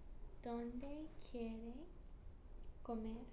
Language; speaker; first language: Spanish; non-native, learner; English